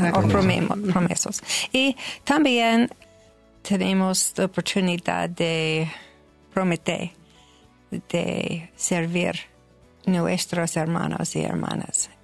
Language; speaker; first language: Spanish; non-native, learner; English